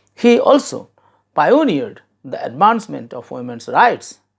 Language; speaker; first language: English; non-native, local second language; Bangla